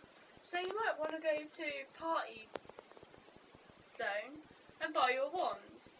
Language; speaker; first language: English; native; English